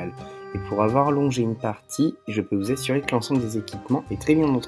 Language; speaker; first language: French; native; French